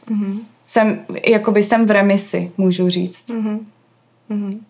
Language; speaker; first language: Czech; early bilingual, other home language; English